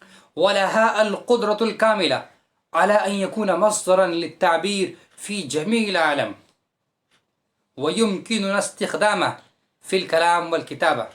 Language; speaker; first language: Arabic; non-native, fluent; Urdu